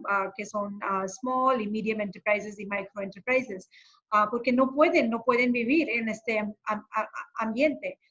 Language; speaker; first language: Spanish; non-native, fluent; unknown